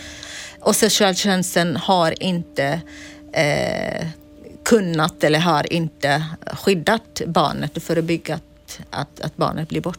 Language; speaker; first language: Swedish; non-native, fluent; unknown